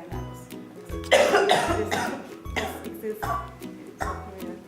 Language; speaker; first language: English; non-native, fluent; German